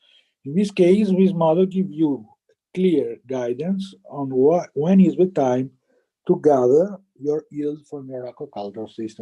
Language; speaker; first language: English; non-native, fluent; Italian